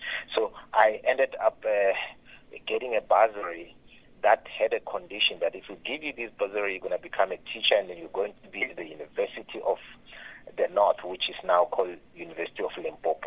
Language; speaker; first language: English; non-native, local second language; Tsonga